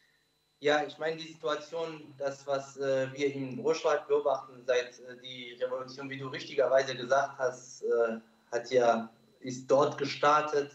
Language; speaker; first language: German; non-native, fluent; Kurdish